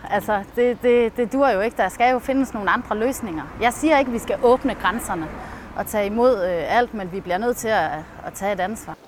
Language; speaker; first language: Danish; native; Danish